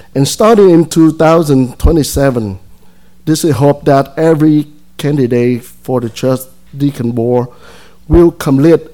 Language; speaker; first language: English; non-native, fluent; Vietnamese